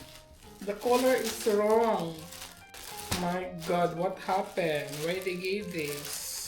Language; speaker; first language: English; non-native, local second language; Filipino